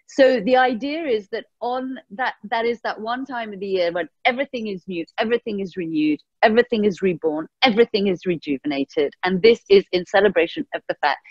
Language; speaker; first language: English; early bilingual, other home language; Persian